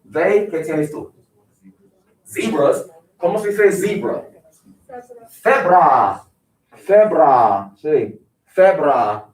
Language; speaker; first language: Spanish; non-native, fluent; English